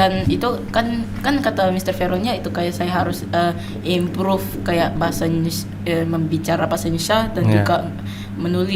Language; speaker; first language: Indonesian; non-native, local second language; English